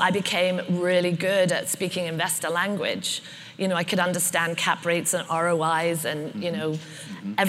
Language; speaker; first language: English; native; English